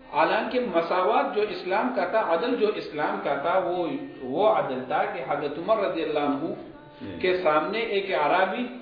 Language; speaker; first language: Urdu; non-native, local second language; Pashto